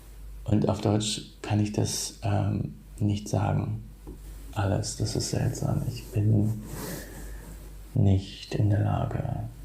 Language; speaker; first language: German; non-native, fluent; Polish